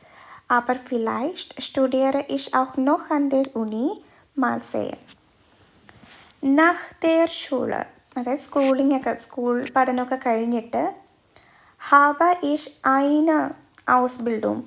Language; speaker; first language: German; non-native, fluent; Malayalam